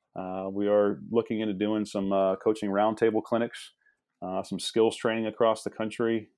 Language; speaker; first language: English; native; English